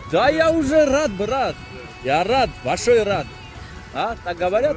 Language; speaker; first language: Russian; non-native, learner; Armenian